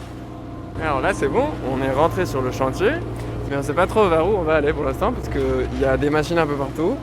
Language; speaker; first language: French; native; French